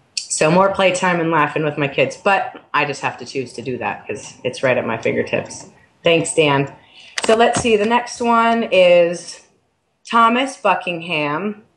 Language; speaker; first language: English; native; English